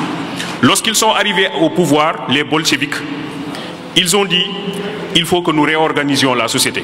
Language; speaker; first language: French; non-native, local second language; Wolof